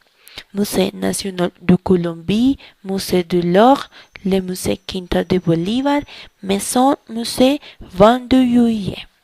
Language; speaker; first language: French; non-native, learner; Spanish